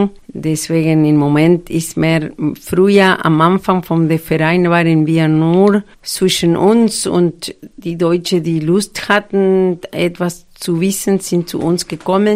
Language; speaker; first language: German; non-native, fluent; Spanish